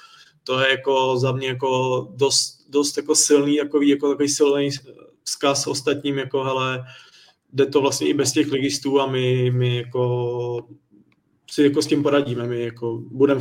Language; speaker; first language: Czech; native; Czech